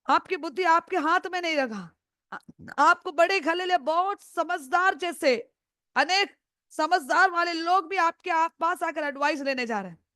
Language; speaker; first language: Hindi; non-native, local second language; Malayalam